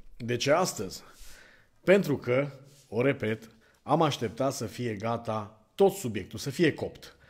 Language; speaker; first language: Romanian; native; Romanian